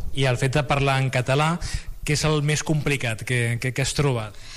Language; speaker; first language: Catalan; native; Catalan